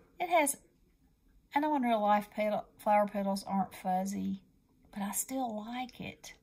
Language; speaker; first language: English; native; English